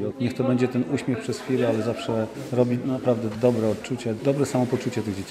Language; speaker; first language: Polish; native; Polish